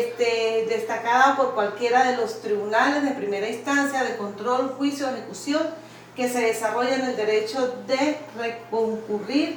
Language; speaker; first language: Spanish; native; Spanish